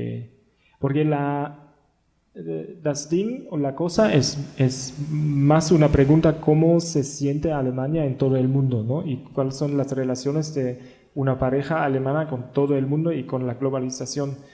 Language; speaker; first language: Spanish; non-native, learner; German